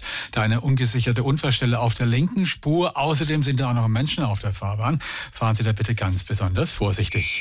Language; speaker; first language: German; native; German